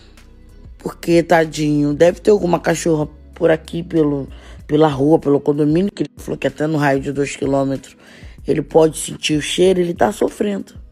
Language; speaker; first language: Portuguese; native; Portuguese